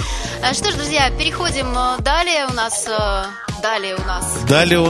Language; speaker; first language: Russian; native; Russian